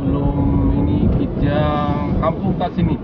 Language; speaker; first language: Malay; non-native, learner; Bangla